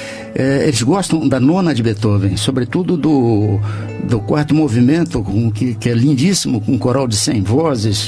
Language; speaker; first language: Portuguese; native; Portuguese